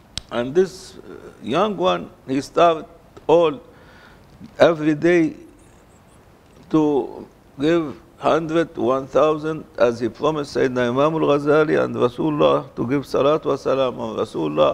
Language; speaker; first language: English; non-native, fluent; Arabic